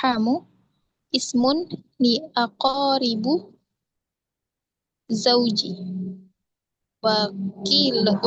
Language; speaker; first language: Arabic; non-native, learner; Indonesian